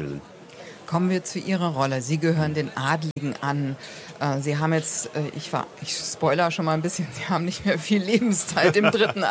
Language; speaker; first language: German; native; German